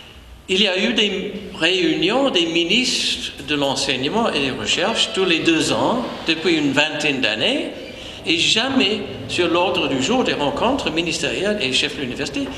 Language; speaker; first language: French; non-native, fluent; English